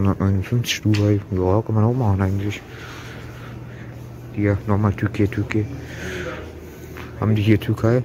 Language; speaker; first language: German; early bilingual, other home language; Turkish